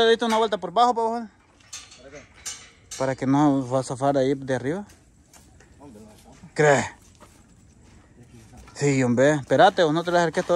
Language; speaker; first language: Spanish; native; Spanish